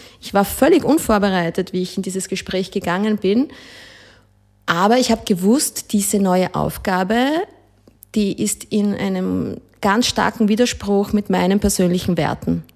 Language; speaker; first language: German; early bilingual, other home language; Spanish